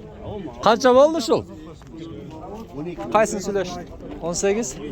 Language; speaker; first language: Kyrgyz; non-native, local second language; Uzbek